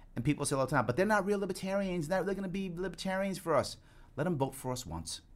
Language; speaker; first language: English; native; English